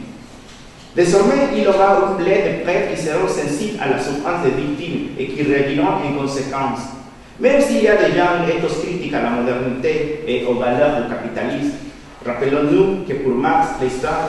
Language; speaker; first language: French; non-native, fluent; Spanish